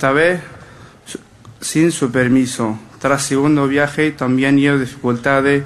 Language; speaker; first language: Spanish; non-native, fluent; Arabic